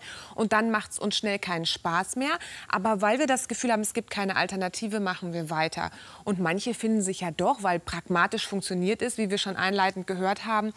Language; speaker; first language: German; native; German